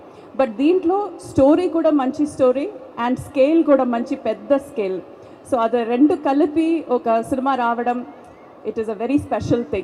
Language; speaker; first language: Telugu; non-native, learner; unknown